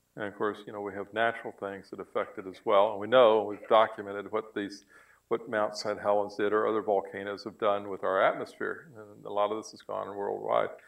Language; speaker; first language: English; native; English